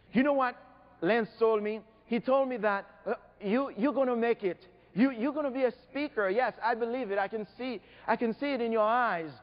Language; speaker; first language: English; non-native, fluent; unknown